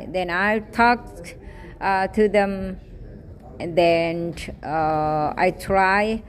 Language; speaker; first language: English; non-native, fluent; Indonesian